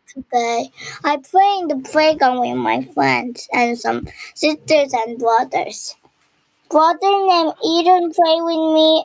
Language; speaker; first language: English; non-native, learner; Korean